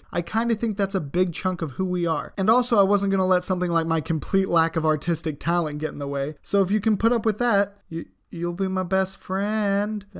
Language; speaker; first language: English; native; English